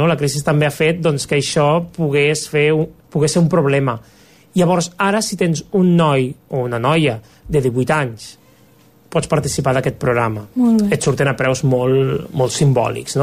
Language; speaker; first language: Catalan; native; Catalan